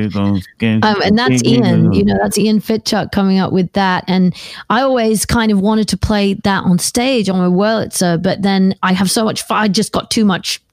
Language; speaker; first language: English; native; English